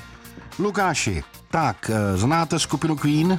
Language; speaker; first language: Czech; native; Czech